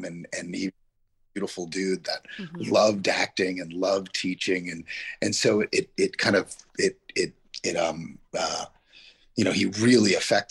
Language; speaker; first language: English; native; English